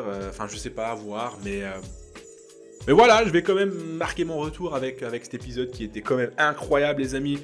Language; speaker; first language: French; native; French